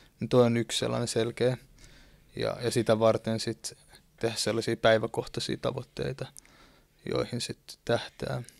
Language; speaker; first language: Finnish; early bilingual, other home language; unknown